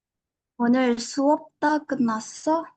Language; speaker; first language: Korean; non-native, learner; Indonesian